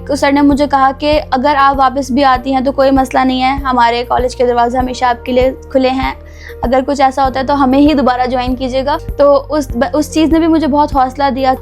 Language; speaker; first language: Urdu; native; Urdu